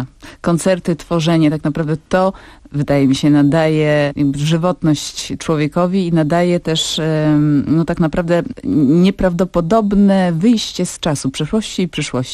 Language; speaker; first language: Polish; native; Polish